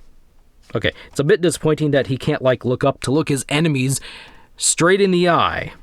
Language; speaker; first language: English; native; English